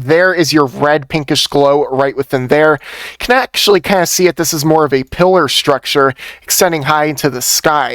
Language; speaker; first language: English; native; English